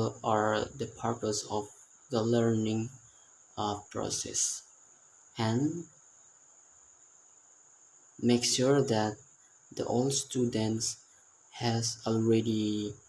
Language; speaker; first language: English; non-native, learner; Indonesian